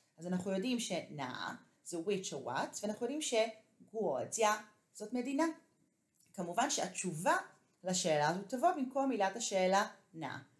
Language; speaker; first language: Hebrew; native; Hebrew